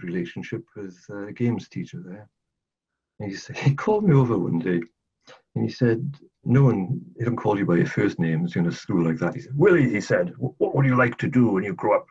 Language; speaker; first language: English; native; English